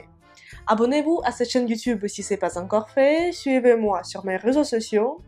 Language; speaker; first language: French; non-native, fluent; Russian